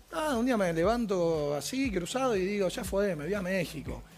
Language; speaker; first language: Spanish; native; Spanish